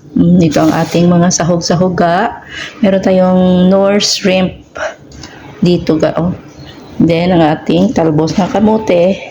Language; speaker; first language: Filipino; non-native, local second language; Hiligaynon